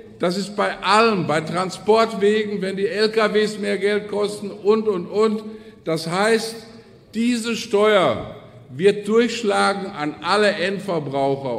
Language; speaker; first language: German; native; German